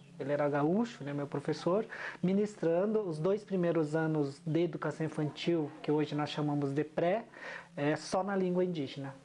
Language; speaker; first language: Portuguese; non-native, local second language; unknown